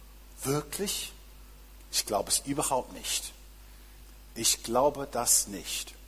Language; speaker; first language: German; non-native, fluent; English